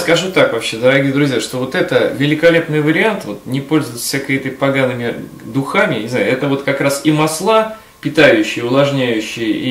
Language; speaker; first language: Russian; native; Russian